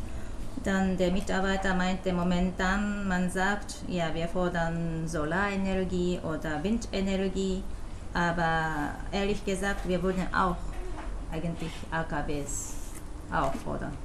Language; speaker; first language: German; non-native, fluent; Japanese